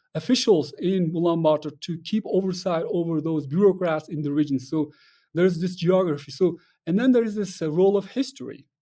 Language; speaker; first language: English; non-native, fluent; Russian